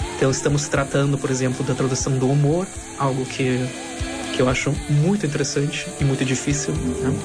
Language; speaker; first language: Portuguese; non-native, fluent; Russian